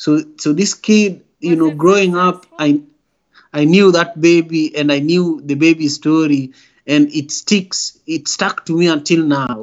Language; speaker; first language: English; non-native, local second language; Luo (Kenya and Tanzania)